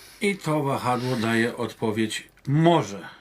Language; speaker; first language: Polish; native; Polish